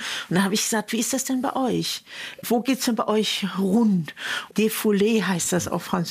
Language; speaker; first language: German; native; German